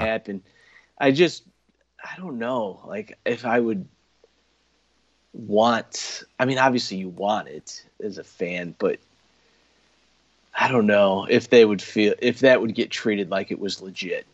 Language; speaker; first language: English; native; English